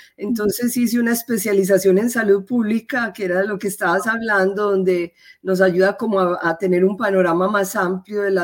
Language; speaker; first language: Spanish; native; Spanish